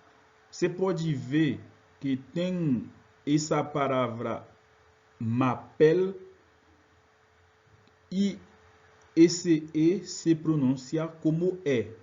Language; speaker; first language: Portuguese; non-native, fluent; French